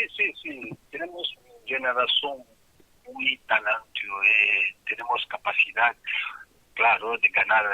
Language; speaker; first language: Spanish; non-native, fluent; French